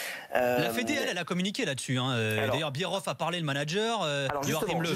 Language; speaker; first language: French; native; French